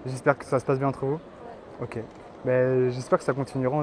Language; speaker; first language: French; native; French